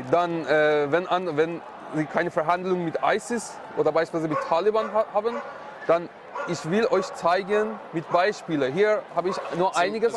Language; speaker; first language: German; non-native, learner; Persian